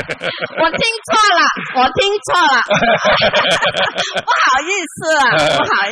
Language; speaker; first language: Chinese; non-native, local second language; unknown